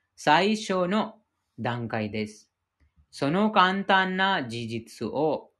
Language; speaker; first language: Japanese; non-native, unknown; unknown